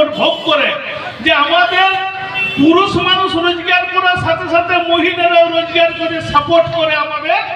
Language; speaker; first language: Bangla; native; Bangla